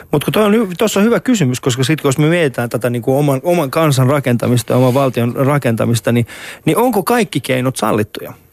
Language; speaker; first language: Finnish; early bilingual, other home language; Persian